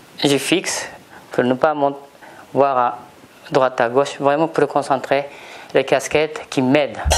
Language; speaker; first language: French; non-native, fluent; Japanese